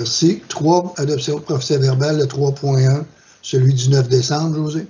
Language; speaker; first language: French; native; French